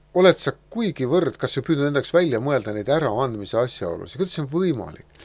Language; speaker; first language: Estonian; native; Estonian